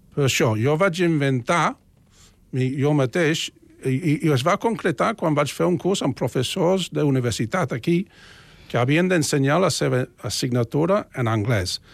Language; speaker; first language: Catalan; non-native, fluent; English